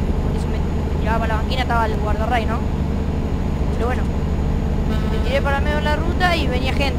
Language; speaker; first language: Spanish; native; Spanish